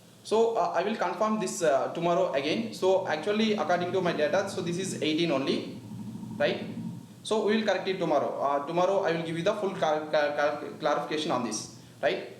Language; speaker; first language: English; non-native, local second language; Telugu